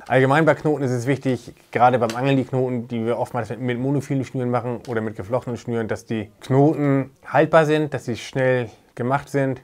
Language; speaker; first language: German; native; German